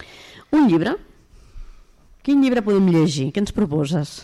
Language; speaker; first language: Catalan; native; Catalan